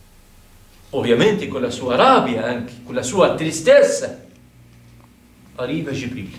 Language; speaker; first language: Italian; non-native, fluent; Arabic